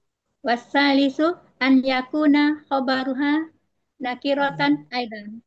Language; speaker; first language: Arabic; non-native, learner; Indonesian